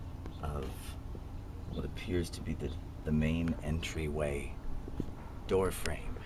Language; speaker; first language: English; native; English